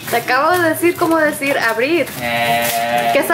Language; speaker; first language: Spanish; early bilingual, heritage; English